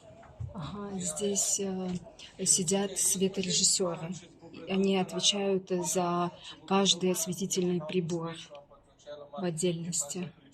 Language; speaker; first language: Russian; native; Russian